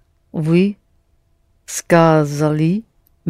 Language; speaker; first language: Russian; non-native, learner; English